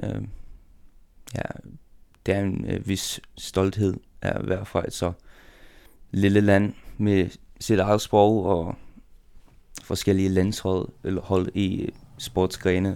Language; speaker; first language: Danish; non-native, local second language; Faroese